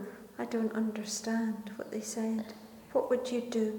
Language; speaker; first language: English; non-native, fluent; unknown